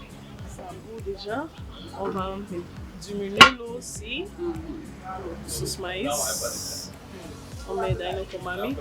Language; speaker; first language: French; non-native, local second language; English